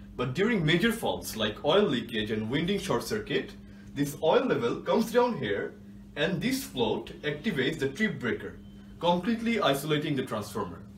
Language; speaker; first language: English; non-native, local second language; Bangla